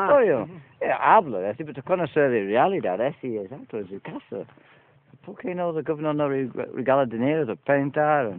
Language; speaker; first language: Spanish; non-native, learner; English